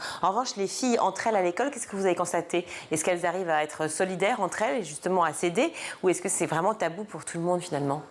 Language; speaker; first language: French; native; French